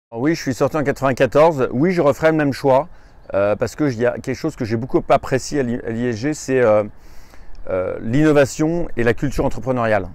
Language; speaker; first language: French; native; French